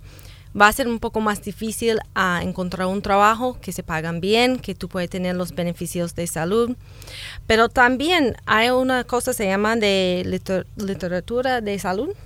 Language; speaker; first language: Spanish; non-native, fluent; English